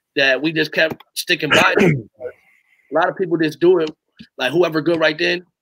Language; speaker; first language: English; native; English